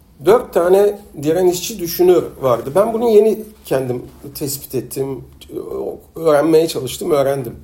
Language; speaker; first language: Turkish; native; Turkish